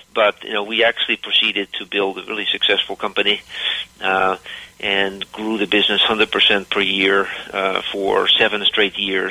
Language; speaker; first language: English; native; English